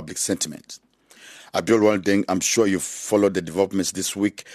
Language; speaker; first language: English; non-native, local second language; Kinyarwanda